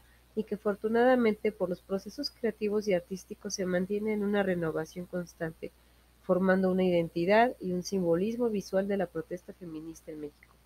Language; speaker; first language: Spanish; native; Spanish